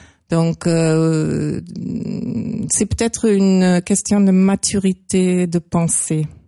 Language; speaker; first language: French; non-native, fluent; German